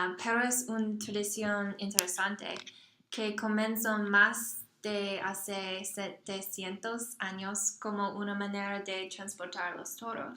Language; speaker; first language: Spanish; non-native, learner; English